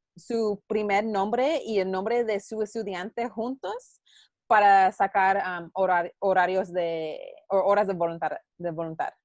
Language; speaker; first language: Spanish; non-native, learner; English